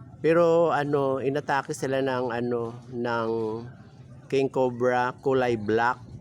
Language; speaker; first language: Filipino; non-native, local second language; Cebuano